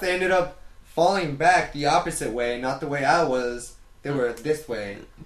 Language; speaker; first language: English; native; English